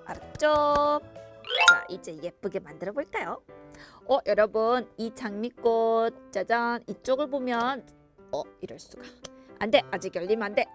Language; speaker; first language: Korean; native; Korean